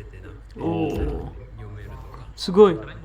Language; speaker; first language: Japanese; non-native, learner; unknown